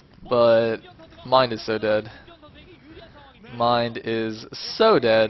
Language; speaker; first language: English; native; English